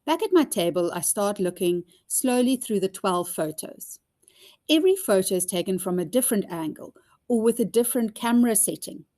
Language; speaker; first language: English; non-native, local second language; Afrikaans